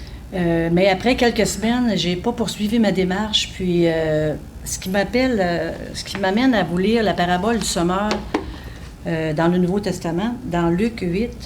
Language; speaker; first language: French; native; French